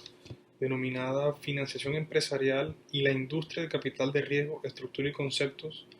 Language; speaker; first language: Spanish; native; Spanish